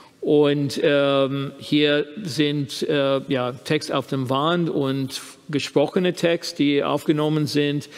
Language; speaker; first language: German; non-native, fluent; English